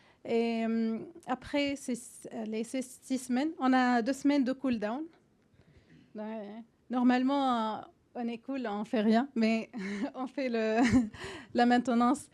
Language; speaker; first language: French; non-native, fluent; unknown